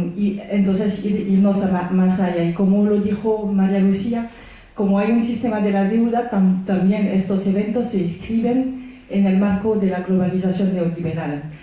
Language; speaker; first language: Spanish; non-native, fluent; French